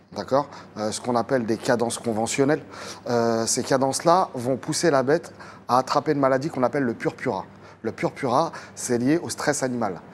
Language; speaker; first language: French; native; French